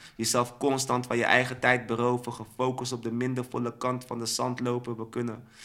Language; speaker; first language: Dutch; early bilingual, other home language; Sranan Tongo